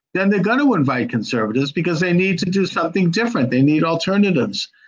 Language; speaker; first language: English; native; English